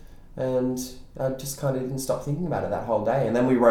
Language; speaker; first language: English; native; English